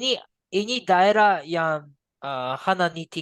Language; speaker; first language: Indonesian; non-native, learner; Japanese